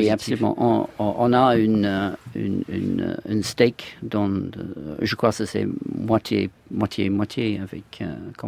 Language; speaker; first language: French; non-native, fluent; English